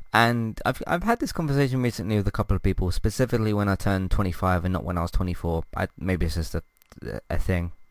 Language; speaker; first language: English; native; English